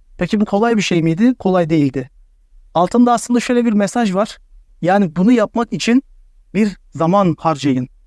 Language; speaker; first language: Turkish; native; Turkish